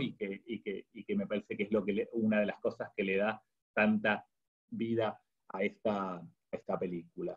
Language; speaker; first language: Spanish; native; Spanish